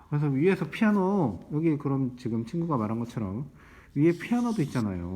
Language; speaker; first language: Korean; native; Korean